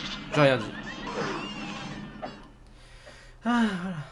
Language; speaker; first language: French; native; French